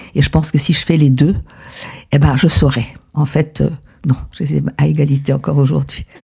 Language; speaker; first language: French; non-native, fluent; Spanish